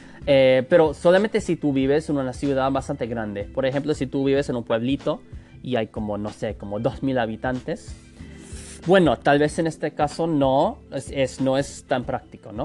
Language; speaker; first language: Spanish; non-native, fluent; English